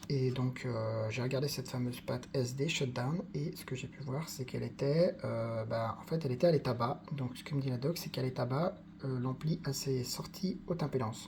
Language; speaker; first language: French; native; French